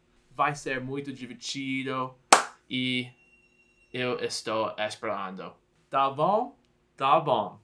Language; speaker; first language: Portuguese; non-native, learner; English